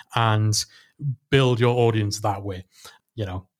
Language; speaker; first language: English; native; English